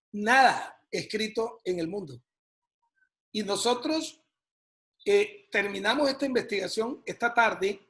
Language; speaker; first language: Spanish; native; Spanish